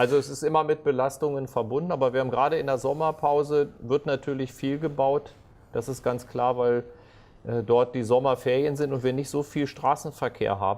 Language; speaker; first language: German; native; German